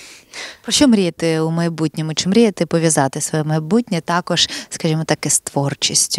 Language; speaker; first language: Ukrainian; native; Ukrainian